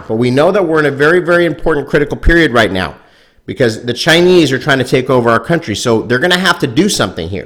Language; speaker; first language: English; native; English